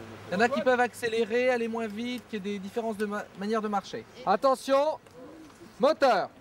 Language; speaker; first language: French; native; French